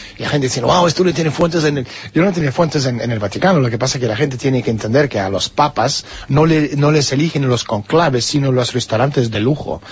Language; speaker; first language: Spanish; non-native, fluent; Russian